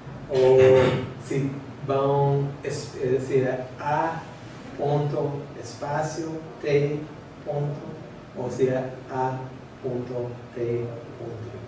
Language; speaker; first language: Portuguese; non-native, fluent; English